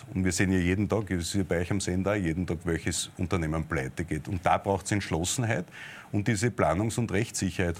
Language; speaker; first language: German; native; German